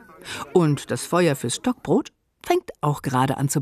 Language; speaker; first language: German; native; German